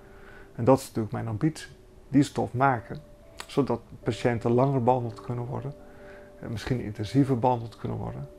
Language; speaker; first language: Dutch; native; Dutch